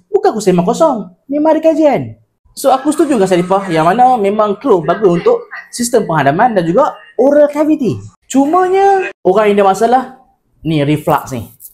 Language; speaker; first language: Malay; native; Malay